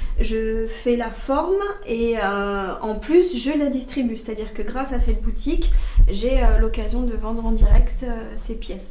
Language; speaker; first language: French; native; French